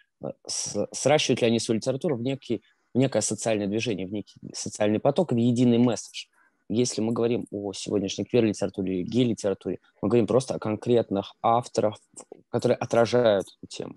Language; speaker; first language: Russian; native; Russian